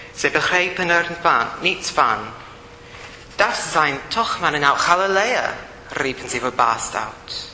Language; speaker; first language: Dutch; non-native, fluent; English